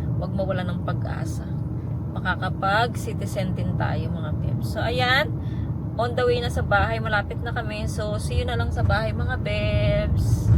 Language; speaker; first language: Filipino; native; Filipino